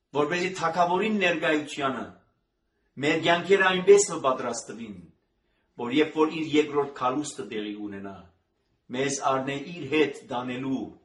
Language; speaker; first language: Armenian; native; Armenian